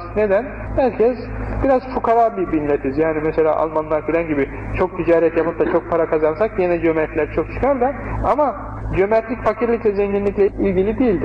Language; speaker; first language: Turkish; native; Turkish